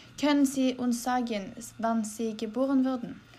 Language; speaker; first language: German; non-native, learner; English